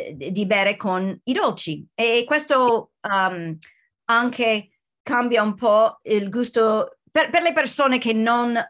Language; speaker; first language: Italian; non-native, learner; English